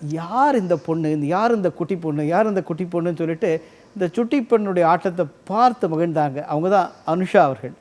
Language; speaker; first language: Tamil; native; Tamil